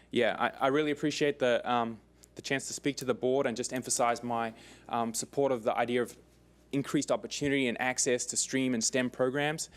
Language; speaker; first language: English; native; English